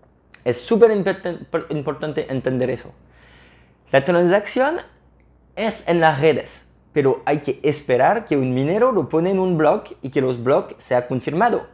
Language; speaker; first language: Spanish; non-native, fluent; French